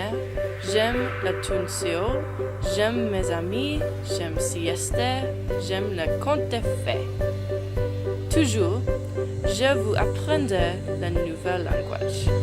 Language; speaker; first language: French; non-native, learner; English